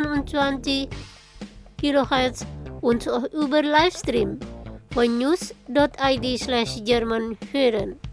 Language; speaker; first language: German; non-native, fluent; Indonesian